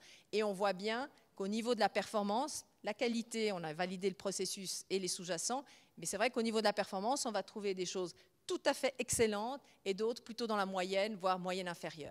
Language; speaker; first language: French; native; French